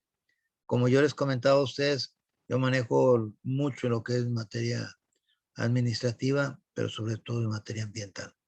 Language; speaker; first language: Spanish; native; Spanish